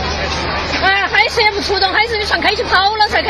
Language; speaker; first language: Chinese; native; Chinese